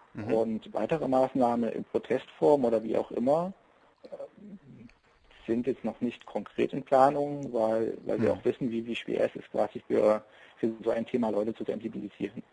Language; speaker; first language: German; native; German